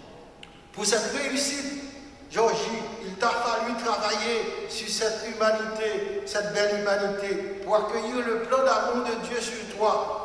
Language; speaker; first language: French; non-native, local second language; Haitian Creole